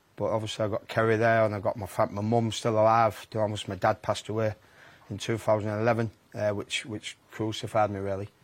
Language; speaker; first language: English; native; English